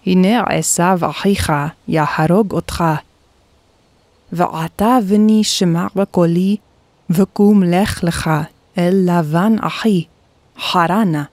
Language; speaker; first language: Hebrew; non-native, fluent; Korean